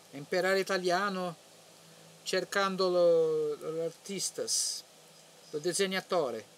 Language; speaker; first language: Italian; non-native, learner; Portuguese